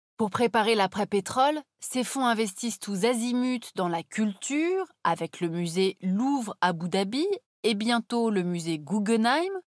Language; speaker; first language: French; native; French